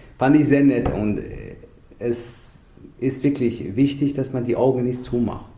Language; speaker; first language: German; non-native, fluent; Persian